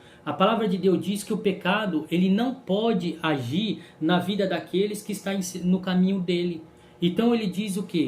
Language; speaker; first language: Portuguese; native; Portuguese